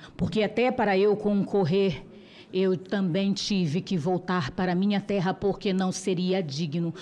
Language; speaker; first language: Portuguese; non-native, local second language; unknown